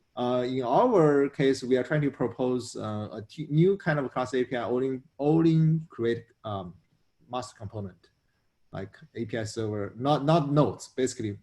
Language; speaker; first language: English; non-native, fluent; Chinese